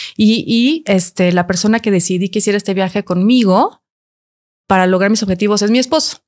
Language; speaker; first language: Spanish; native; Spanish